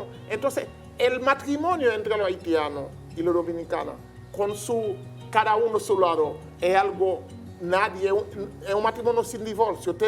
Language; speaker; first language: Spanish; non-native, learner; Haitian Creole